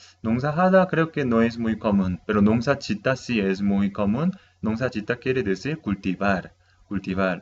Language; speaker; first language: Spanish; non-native, fluent; Korean